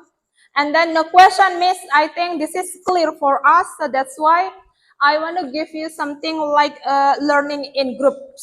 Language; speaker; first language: English; non-native, learner; Indonesian